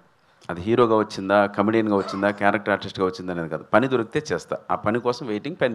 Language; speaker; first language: Telugu; native; Telugu